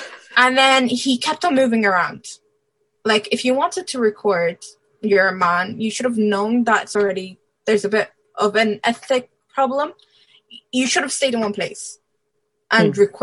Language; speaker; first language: English; native; English